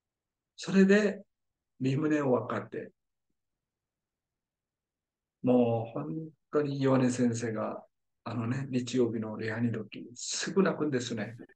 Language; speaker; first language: Japanese; non-native, fluent; Korean